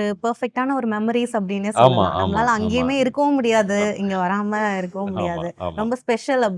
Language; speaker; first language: Tamil; native; Tamil